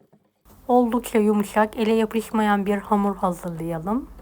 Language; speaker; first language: Turkish; native; Turkish